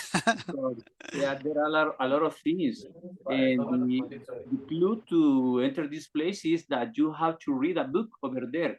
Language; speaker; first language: English; non-native, learner; Spanish